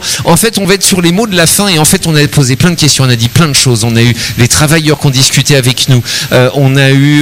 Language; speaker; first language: French; native; French